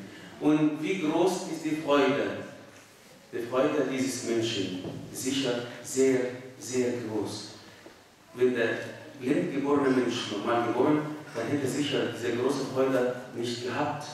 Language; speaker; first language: German; non-native, fluent; Arabic